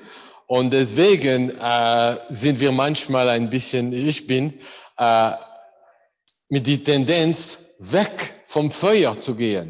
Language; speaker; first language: German; non-native, learner; English